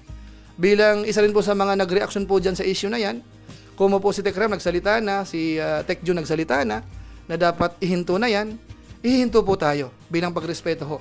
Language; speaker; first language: Filipino; native; Filipino